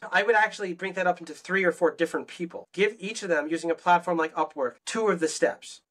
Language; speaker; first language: English; native; English